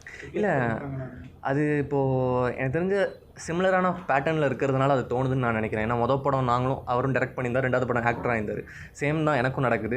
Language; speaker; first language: Tamil; native; Tamil